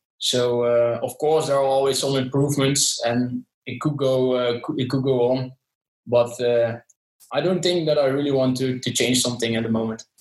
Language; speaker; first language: English; non-native, fluent; Dutch